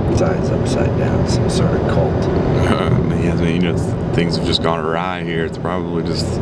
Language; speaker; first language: English; native; English